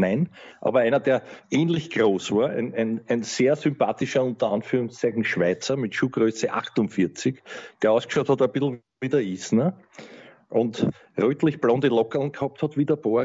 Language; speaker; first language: German; native; German